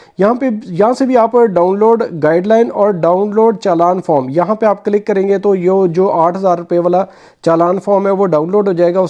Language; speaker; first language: Urdu; native; Urdu